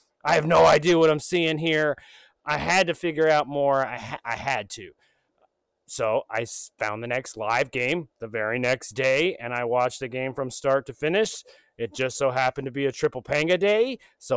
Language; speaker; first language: English; native; English